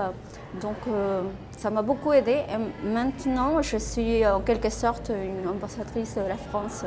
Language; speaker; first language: French; non-native, fluent; Spanish